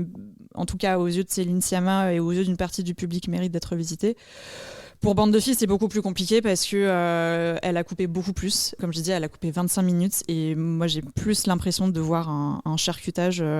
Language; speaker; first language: French; native; French